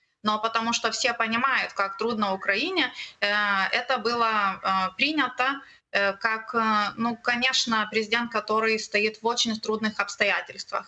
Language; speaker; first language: Russian; non-native, fluent; Lithuanian